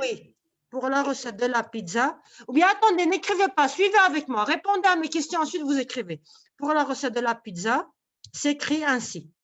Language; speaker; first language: French; non-native, local second language; Arabic